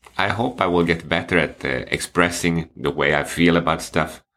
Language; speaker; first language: English; non-native, fluent; Swedish